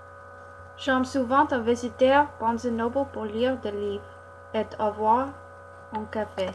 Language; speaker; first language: French; non-native, learner; English